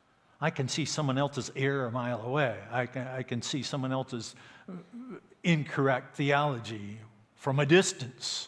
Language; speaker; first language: English; native; English